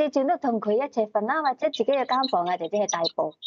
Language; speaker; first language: Cantonese; native; Cantonese